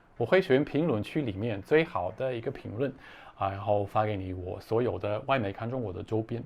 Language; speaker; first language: Chinese; non-native, fluent; English